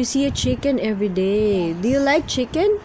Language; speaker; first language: English; non-native, local second language; Filipino